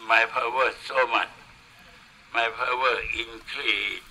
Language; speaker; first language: English; non-native, learner; Thai